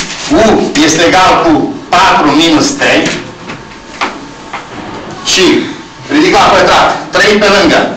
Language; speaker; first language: Romanian; native; Romanian